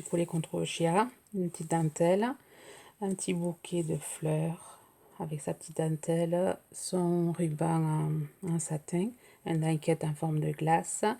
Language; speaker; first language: French; native; French